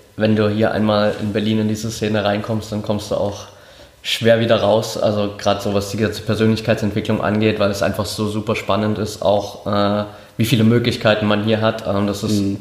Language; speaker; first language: German; native; German